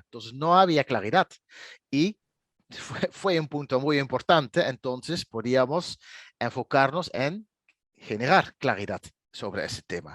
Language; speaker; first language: Spanish; non-native, fluent; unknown